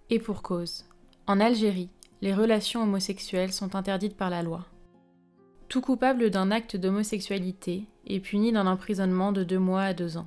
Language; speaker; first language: French; native; French